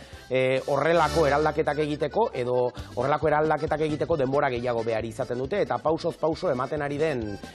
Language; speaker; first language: Basque; native; Basque